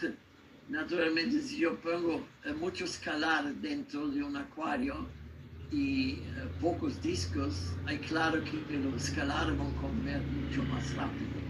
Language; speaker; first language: Spanish; non-native, learner; German